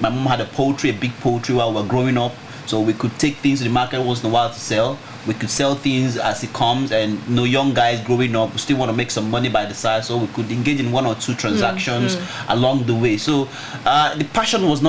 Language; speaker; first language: English; non-native, local second language; Igbo